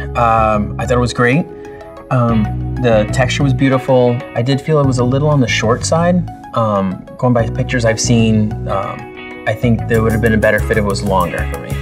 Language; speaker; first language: English; native; English